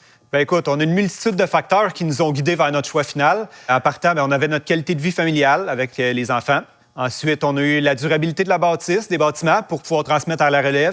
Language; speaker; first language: French; native; French